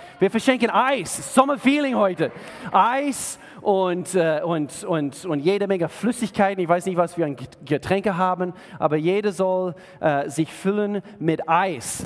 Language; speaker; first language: German; non-native, fluent; English